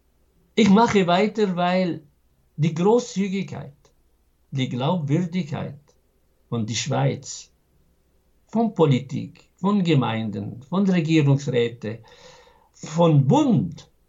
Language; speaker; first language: German; non-native, fluent; Arabic